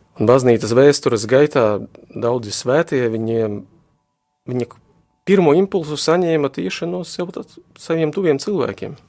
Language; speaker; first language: Latvian; non-native, local second language; Russian